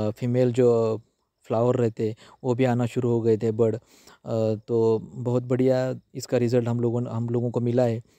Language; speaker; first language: Hindi; native; Hindi